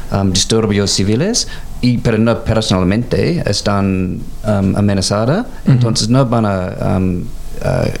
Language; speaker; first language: Spanish; non-native, learner; English